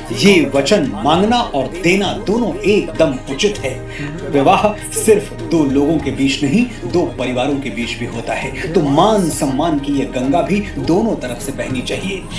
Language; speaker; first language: Hindi; native; Hindi